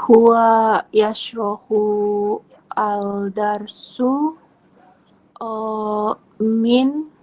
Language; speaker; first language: Arabic; non-native, learner; Indonesian